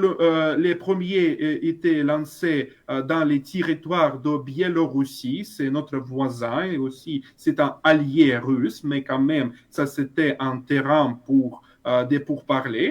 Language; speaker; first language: French; non-native, fluent; Russian